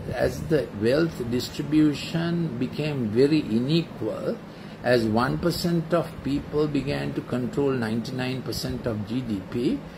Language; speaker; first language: English; non-native, local second language; Sinhala